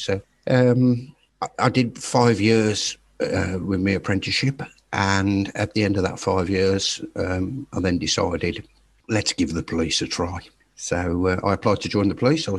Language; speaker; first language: English; native; English